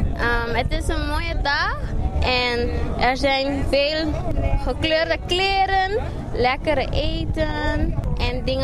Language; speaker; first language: Dutch; non-native, local second language; Papiamento